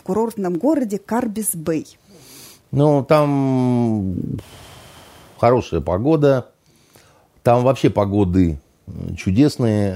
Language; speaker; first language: Russian; native; Russian